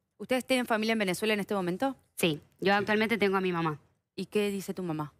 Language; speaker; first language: Spanish; native; Spanish